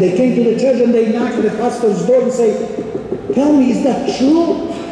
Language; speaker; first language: English; non-native, fluent; Polish